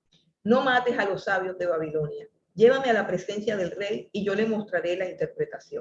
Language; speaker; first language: Spanish; native; Spanish